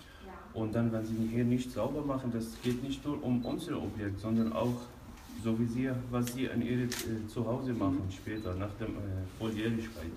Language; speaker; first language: German; non-native, fluent; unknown